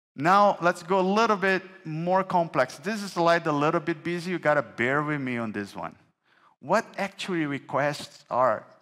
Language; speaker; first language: English; non-native, fluent; Portuguese